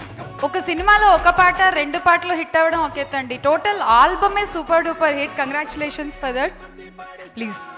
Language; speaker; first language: Telugu; native; Telugu